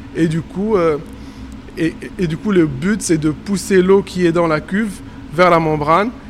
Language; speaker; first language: French; non-native, local second language; Arabic